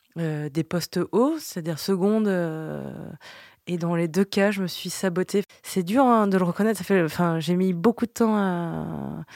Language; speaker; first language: French; early bilingual, other home language; Vietnamese